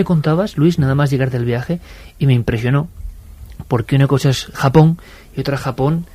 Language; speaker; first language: Spanish; native; Spanish